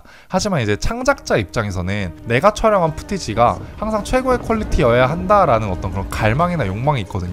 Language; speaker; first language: Korean; native; Korean